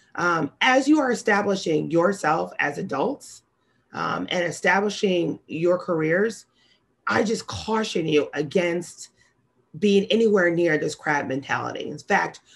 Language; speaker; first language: English; native; English